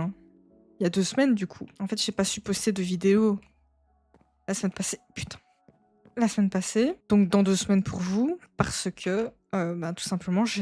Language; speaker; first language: French; native; French